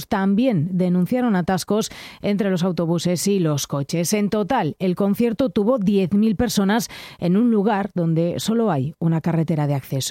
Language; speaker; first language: Spanish; native; Spanish